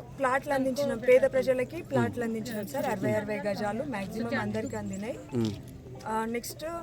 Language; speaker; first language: Telugu; non-native, local second language; Lambadi